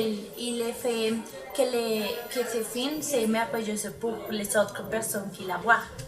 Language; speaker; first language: French; non-native, learner; Spanish